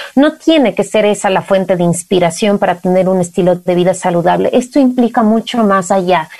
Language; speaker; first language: Spanish; native; Spanish